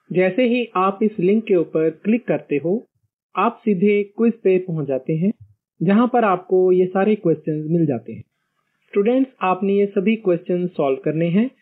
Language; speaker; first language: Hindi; non-native, local second language; Punjabi